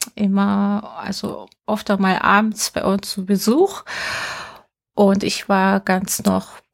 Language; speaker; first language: German; non-native, fluent; Japanese